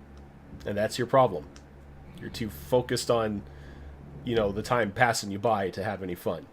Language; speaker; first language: English; native; English